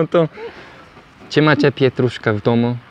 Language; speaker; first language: Polish; non-native, fluent; Turkish